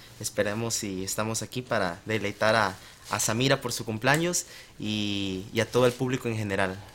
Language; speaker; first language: Spanish; native; Spanish